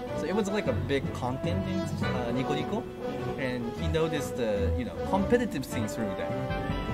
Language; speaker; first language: English; non-native, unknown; Japanese